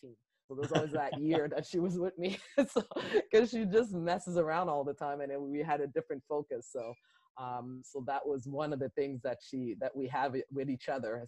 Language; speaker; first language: English; native; English